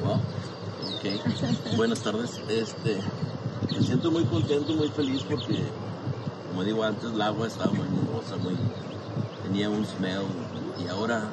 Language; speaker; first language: Spanish; early bilingual, heritage; Spanish